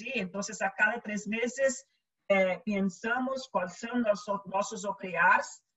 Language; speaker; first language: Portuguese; non-native, learner; Spanish